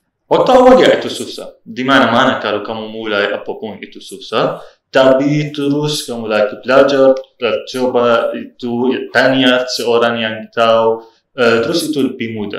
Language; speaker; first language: Indonesian; non-native, learner; Arabic